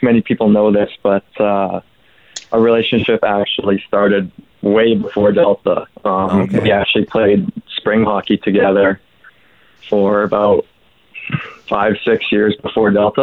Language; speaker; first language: English; native; English